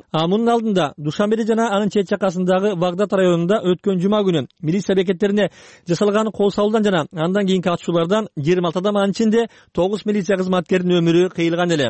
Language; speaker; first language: Kyrgyz; native; Kyrgyz